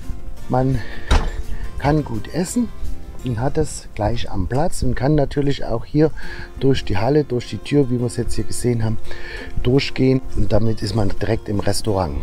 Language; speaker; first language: German; native; German